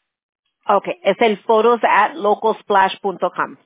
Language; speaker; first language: Spanish; early bilingual, heritage; Spanish